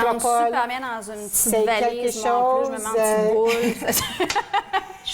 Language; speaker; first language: French; native; French